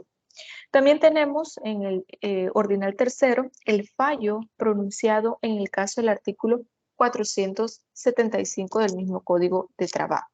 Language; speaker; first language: Spanish; native; Spanish